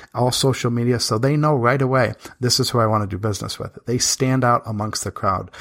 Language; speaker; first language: English; native; English